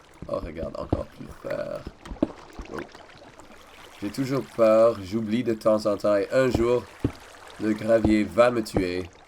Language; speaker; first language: French; non-native, learner; English